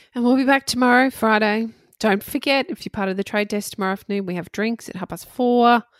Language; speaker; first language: English; native; English